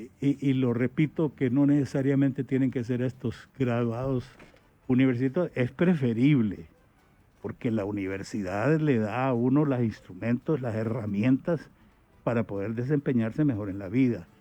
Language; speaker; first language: Spanish; native; Spanish